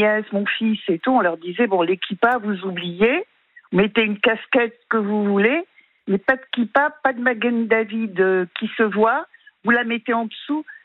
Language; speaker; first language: French; native; French